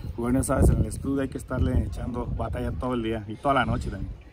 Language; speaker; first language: Spanish; native; Spanish